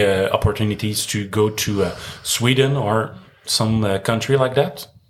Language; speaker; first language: English; non-native, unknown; French